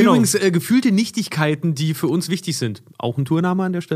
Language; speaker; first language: German; native; German